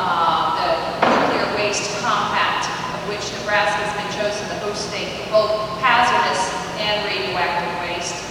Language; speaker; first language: English; native; English